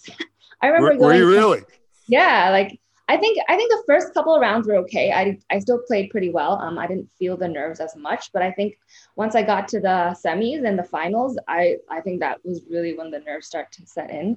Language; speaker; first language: English; non-native, local second language; Cantonese